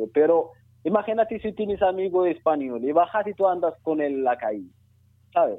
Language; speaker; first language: Spanish; non-native, learner; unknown